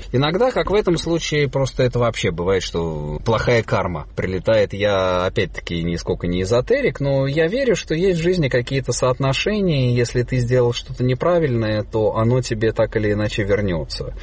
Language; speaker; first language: Russian; native; Russian